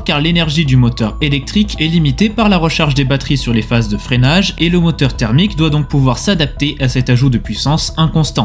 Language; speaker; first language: French; native; French